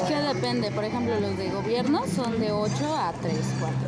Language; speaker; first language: Spanish; native; Spanish